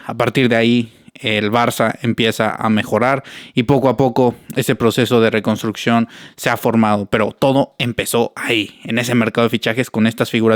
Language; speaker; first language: Spanish; native; Spanish